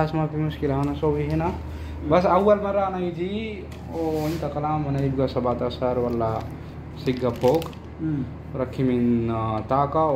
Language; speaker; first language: Arabic; non-native, learner; Hindi